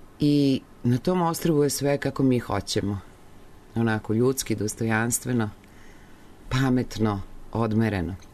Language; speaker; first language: Serbian; native; Serbian